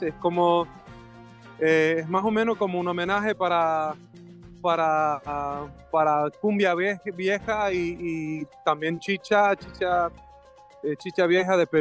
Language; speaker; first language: Spanish; non-native, fluent; Swedish